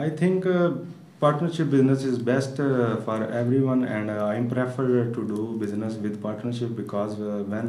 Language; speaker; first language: English; non-native, learner; Punjabi